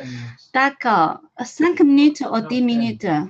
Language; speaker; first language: French; non-native, learner; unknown